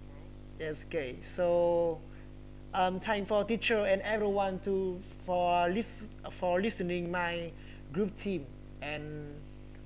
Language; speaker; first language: English; non-native, learner; Vietnamese